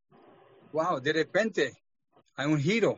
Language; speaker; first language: Spanish; non-native, fluent; English